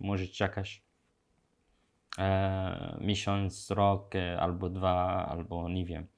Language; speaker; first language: Polish; non-native, learner; Arabic